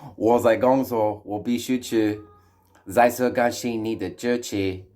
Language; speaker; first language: Chinese; non-native, learner; English